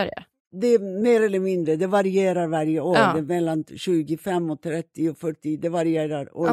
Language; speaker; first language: Swedish; non-native, fluent; Persian